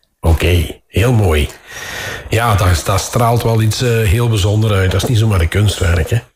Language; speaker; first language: Dutch; native; Dutch